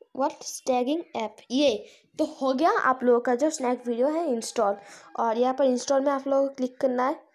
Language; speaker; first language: Hindi; non-native, local second language; Bangla